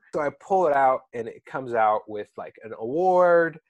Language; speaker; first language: English; early bilingual, other home language; Arabic